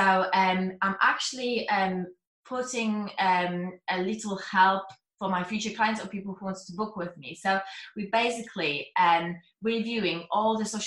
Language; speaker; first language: English; non-native, fluent; Polish